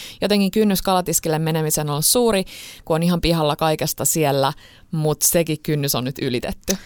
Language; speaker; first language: Finnish; native; Finnish